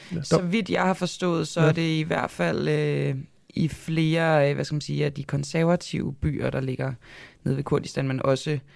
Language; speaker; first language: Danish; native; Danish